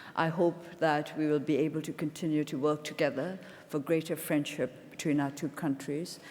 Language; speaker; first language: English; non-native, fluent; Burmese